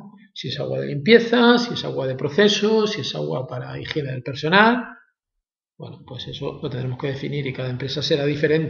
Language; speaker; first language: Spanish; native; Spanish